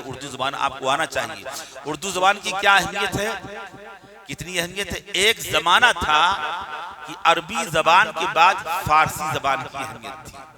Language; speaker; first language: Urdu; native; Urdu